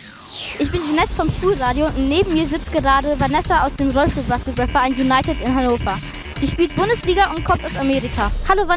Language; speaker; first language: German; native; German